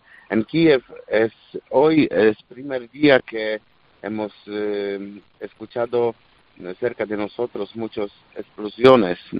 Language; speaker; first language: Spanish; non-native, fluent; Polish